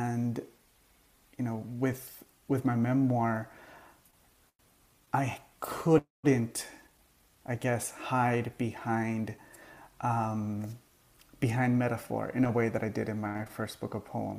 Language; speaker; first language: English; early bilingual, other home language; Spanish